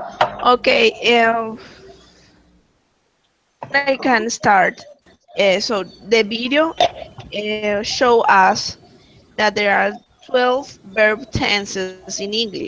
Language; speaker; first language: English; non-native, learner; Spanish